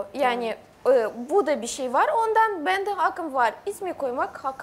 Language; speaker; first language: Turkish; non-native, learner; Russian